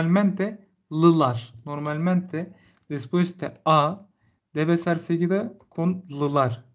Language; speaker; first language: Spanish; non-native, learner; Turkish